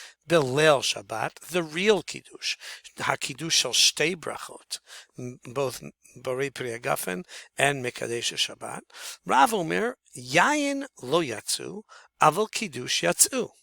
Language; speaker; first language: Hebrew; non-native, fluent; English